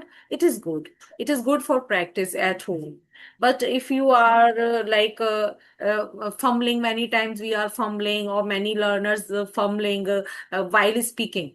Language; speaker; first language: English; non-native, fluent; Hindi